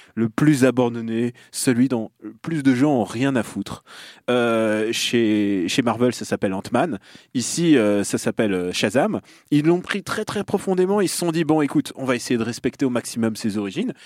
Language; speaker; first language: French; non-native, fluent; Russian